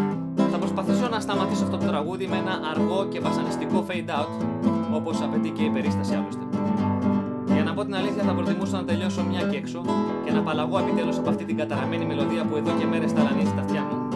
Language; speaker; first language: Greek; native; Greek